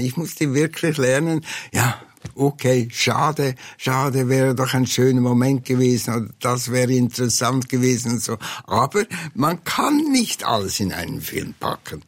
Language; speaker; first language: German; native; German